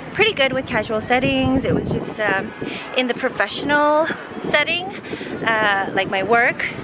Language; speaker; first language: English; native; English